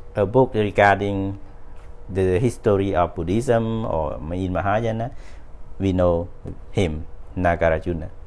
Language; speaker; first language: English; non-native, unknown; Khmer